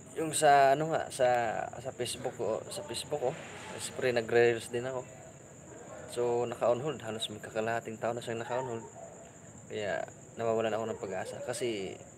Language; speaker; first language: Filipino; non-native, local second language; Masbatenyo